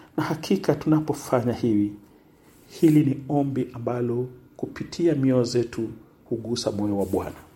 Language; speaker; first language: Swahili; non-native, local second language; Luyia